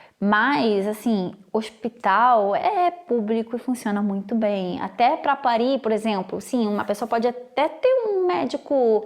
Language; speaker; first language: Portuguese; non-native, fluent; Italian